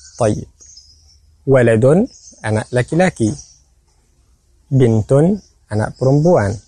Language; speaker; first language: Indonesian; non-native, fluent; Arabic